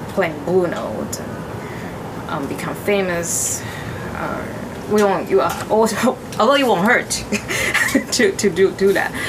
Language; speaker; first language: English; non-native, fluent; Chinese